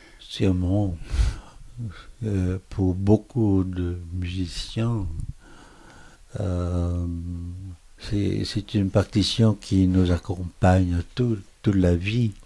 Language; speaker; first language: French; non-native, fluent; Korean